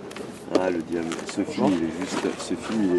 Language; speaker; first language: French; native; French